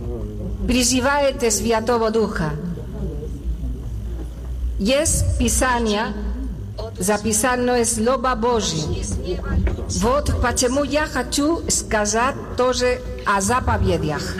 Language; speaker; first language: Russian; non-native, learner; Spanish